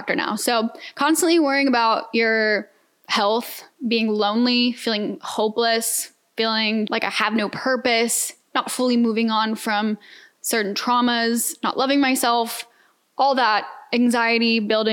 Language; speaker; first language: English; native; English